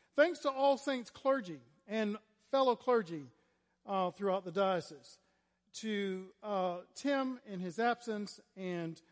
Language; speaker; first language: English; native; English